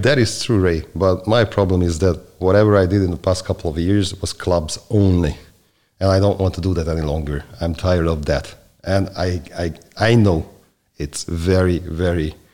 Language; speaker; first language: English; non-native, fluent; Hungarian